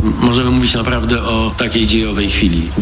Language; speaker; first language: Polish; native; Polish